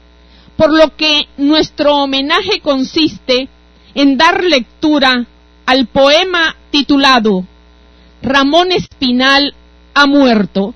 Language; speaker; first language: Spanish; native; Spanish